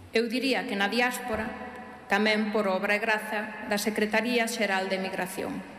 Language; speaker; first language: Galician; early bilingual, heritage; Galician